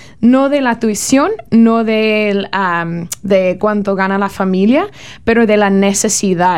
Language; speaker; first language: Spanish; non-native, learner; English